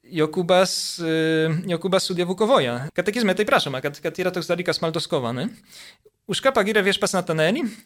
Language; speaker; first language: Lithuanian; early bilingual, heritage; Lithuanian